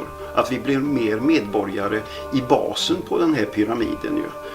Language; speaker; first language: Swedish; native; Swedish